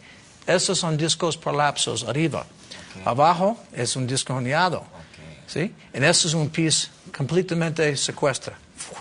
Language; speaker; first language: Spanish; non-native, learner; English